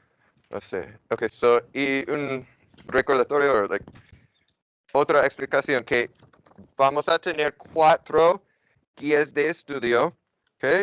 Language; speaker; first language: Spanish; non-native, fluent; English